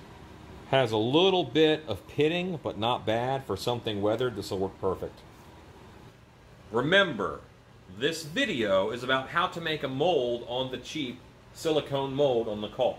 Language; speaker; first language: English; native; English